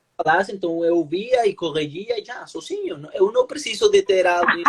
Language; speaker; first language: Portuguese; non-native, learner; Spanish